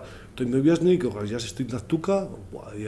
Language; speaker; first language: Macedonian; non-native, learner; Spanish